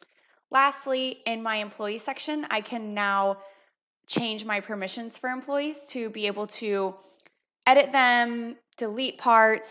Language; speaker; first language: English; native; English